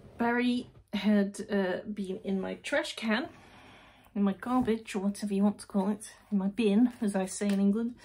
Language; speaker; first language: English; native; English